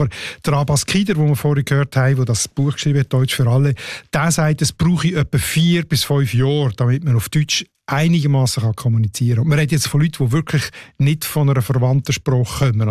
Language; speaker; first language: German; native; German